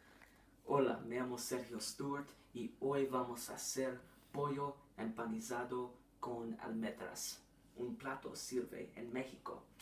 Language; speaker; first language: Spanish; non-native, learner; English